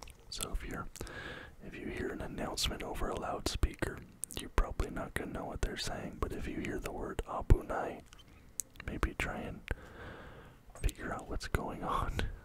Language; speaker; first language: English; native; English